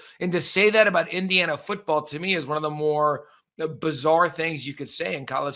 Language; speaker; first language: English; native; English